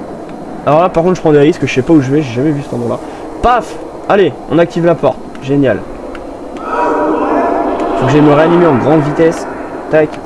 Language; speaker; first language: French; native; French